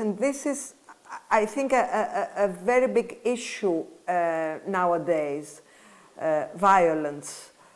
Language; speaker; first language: English; non-native, fluent; Greek